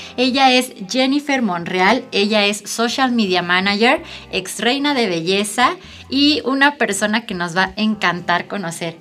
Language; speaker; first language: Spanish; native; Spanish